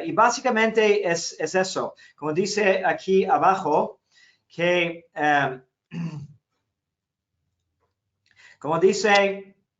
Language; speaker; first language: Spanish; non-native, fluent; English